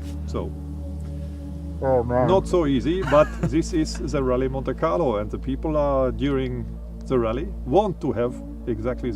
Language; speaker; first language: English; non-native, fluent; German